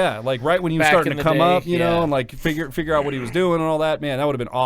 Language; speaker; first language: English; native; English